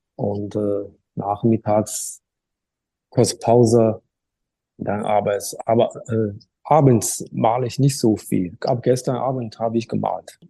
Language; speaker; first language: German; non-native, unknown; Chinese